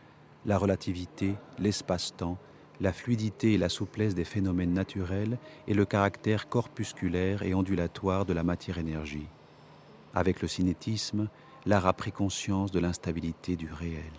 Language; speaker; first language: French; native; French